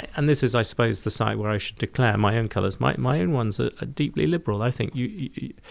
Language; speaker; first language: English; native; English